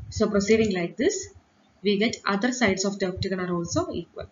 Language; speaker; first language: English; non-native, local second language; Malayalam